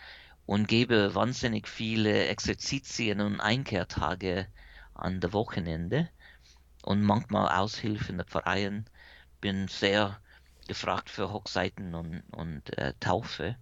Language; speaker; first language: German; early bilingual, heritage; English